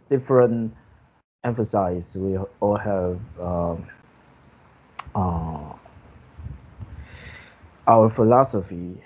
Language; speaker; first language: English; non-native, fluent; Chinese